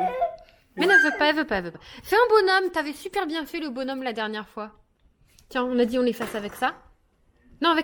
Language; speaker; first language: French; native; French